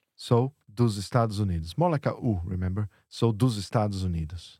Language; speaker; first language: English; non-native, fluent; Portuguese